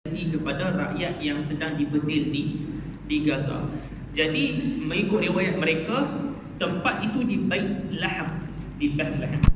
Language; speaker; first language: Malay; native; Malay